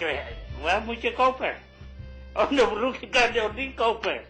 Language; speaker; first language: Dutch; non-native, learner; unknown